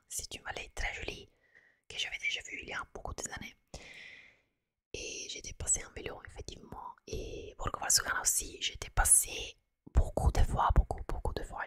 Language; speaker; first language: French; non-native, fluent; Italian